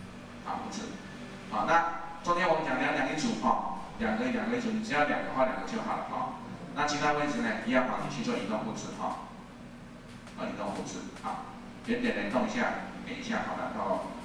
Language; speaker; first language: Chinese; native; Chinese